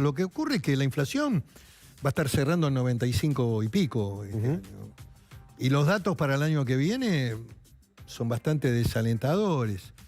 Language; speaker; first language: Spanish; native; Spanish